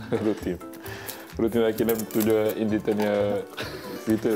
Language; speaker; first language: Hungarian; non-native, learner; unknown